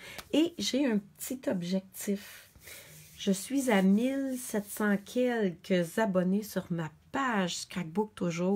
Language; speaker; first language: French; native; French